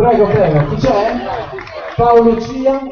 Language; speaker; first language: Italian; native; Italian